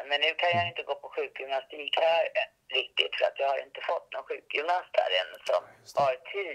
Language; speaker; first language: Swedish; native; Swedish